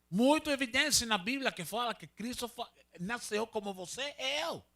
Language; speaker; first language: Portuguese; non-native, learner; Spanish